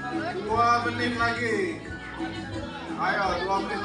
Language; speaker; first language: Indonesian; non-native, learner; English